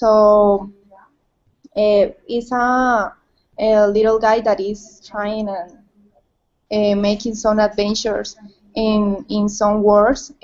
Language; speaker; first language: English; non-native, learner; Spanish